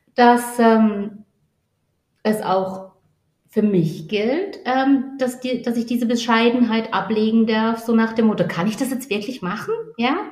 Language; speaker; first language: German; native; German